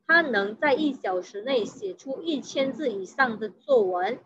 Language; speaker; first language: Chinese; non-native, fluent; Indonesian